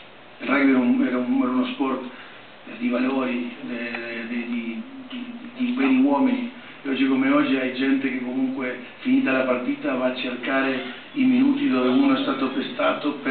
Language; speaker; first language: Italian; non-native, fluent; Spanish